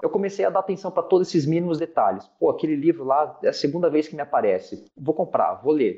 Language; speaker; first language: Portuguese; native; Portuguese